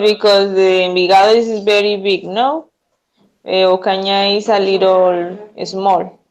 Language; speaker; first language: English; non-native, learner; Spanish